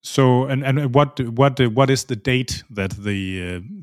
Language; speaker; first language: English; non-native, fluent; Danish